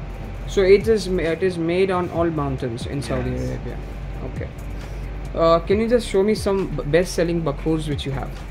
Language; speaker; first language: English; non-native, local second language; Hindi